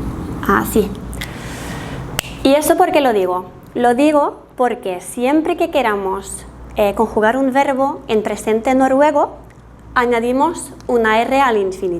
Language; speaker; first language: Spanish; non-native, fluent; Norwegian